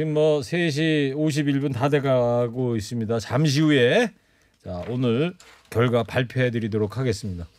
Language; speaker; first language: Korean; native; Korean